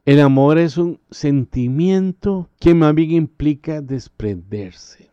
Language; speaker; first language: Spanish; native; Spanish